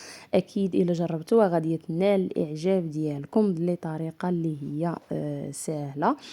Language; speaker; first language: Arabic; native; Arabic